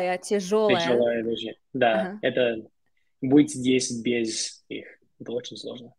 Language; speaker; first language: Russian; non-native, learner; English